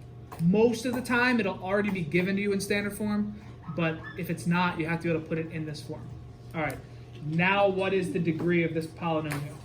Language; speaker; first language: English; native; English